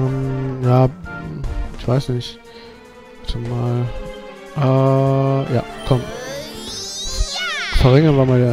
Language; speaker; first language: German; native; German